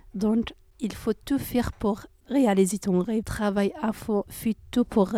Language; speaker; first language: French; non-native, local second language; Berber languages